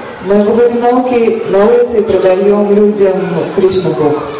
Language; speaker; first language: Russian; native; Russian